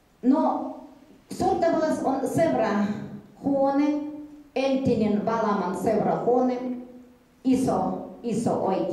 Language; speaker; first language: Finnish; early bilingual, heritage; Finnish